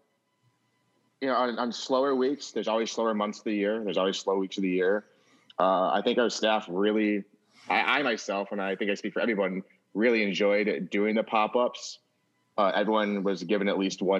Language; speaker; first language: English; native; English